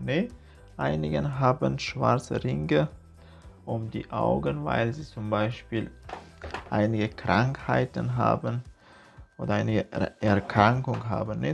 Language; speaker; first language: German; non-native, fluent; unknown